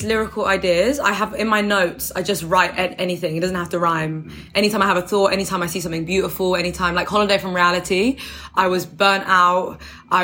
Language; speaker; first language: English; native; English